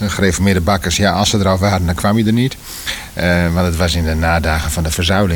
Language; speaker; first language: Dutch; native; Dutch